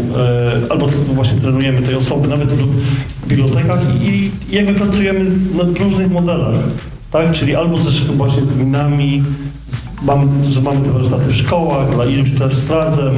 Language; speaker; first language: Polish; native; Polish